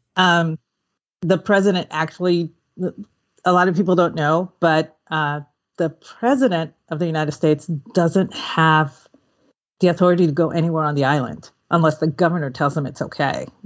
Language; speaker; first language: English; early bilingual, other home language; Spanish